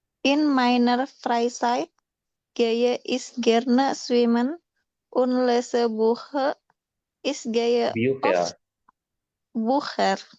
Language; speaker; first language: German; non-native, learner; Indonesian